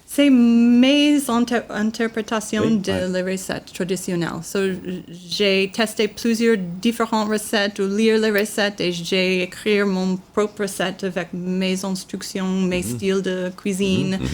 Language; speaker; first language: French; non-native, learner; English